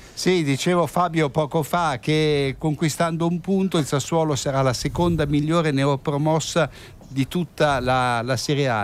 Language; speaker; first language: Italian; native; Italian